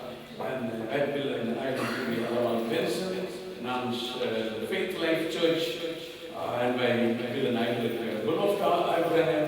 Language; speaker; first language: Dutch; non-native, fluent; Tamil